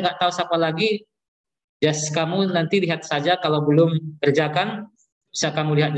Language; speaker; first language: Indonesian; non-native, learner; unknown